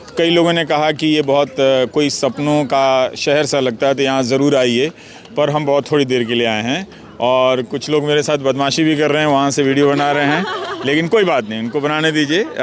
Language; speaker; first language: Hindi; native; Hindi